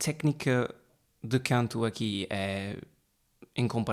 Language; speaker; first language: Portuguese; early bilingual, heritage; Portuguese